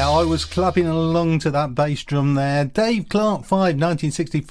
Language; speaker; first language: English; native; English